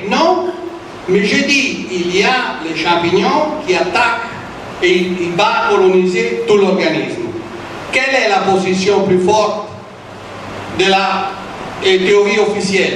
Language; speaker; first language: French; non-native, fluent; Italian